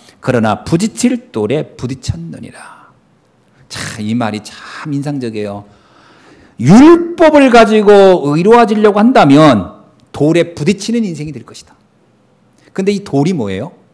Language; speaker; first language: Korean; native; Korean